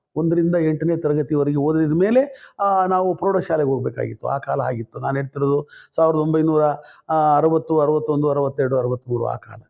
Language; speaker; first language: Kannada; native; Kannada